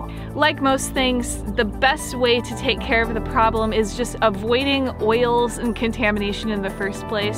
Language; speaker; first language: English; native; English